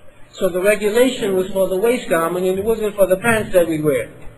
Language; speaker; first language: English; native; English